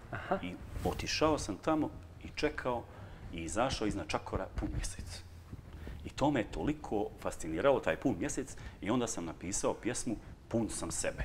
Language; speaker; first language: Serbian; native; Serbian